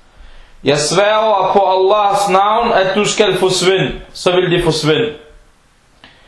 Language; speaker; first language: Danish; non-native, fluent; Arabic